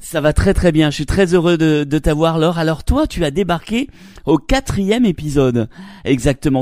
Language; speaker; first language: French; native; French